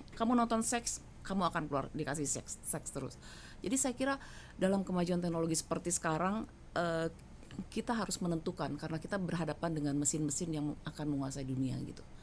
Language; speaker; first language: Indonesian; native; Indonesian